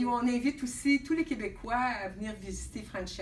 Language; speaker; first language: French; native; French